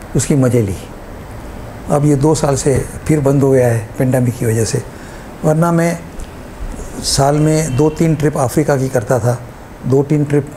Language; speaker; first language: Hindi; non-native, local second language; Gujarati